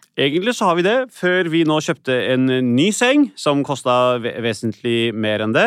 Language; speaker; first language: Norwegian; early bilingual, other home language; Punjabi